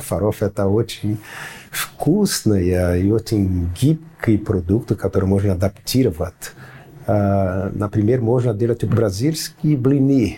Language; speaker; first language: Russian; non-native, fluent; Portuguese